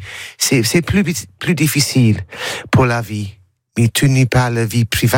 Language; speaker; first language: French; non-native, learner; English